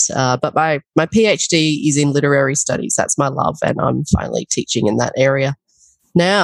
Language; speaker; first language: English; native; English